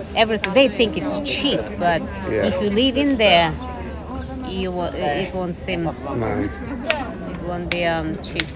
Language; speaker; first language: English; non-native, fluent; Russian